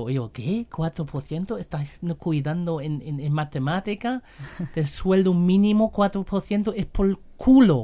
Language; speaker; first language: Spanish; non-native, learner; German